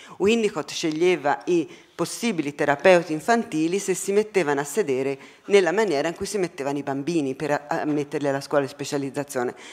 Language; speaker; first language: Italian; native; Italian